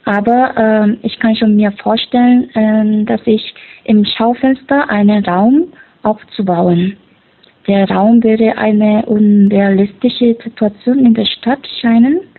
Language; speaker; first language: German; non-native, fluent; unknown